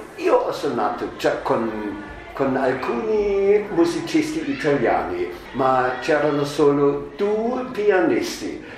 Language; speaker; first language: Italian; non-native, learner; German